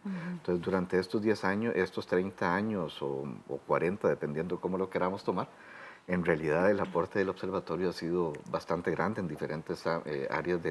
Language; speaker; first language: Spanish; native; Spanish